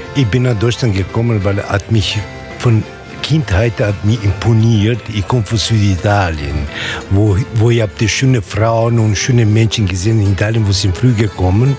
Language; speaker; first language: German; non-native, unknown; Italian